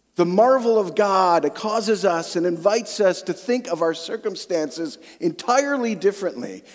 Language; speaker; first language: English; native; English